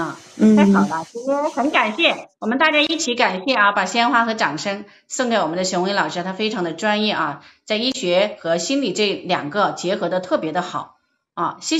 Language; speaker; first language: Chinese; native; Chinese